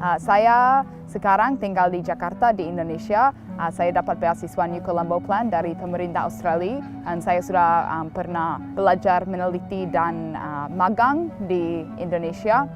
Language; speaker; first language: Indonesian; non-native, fluent; English